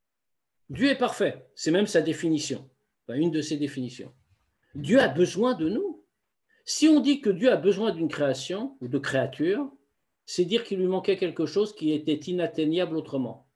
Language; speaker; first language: French; native; French